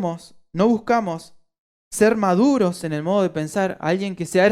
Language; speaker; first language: Spanish; native; Spanish